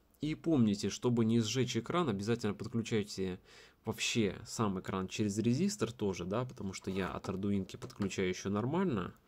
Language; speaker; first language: Russian; native; Russian